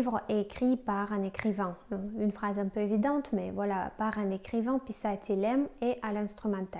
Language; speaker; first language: French; non-native, fluent; Russian